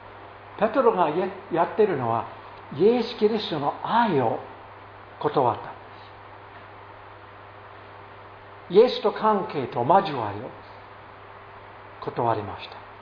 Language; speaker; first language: Japanese; non-native, fluent; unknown